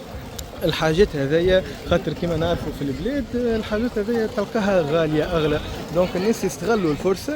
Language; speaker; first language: Arabic; native; Arabic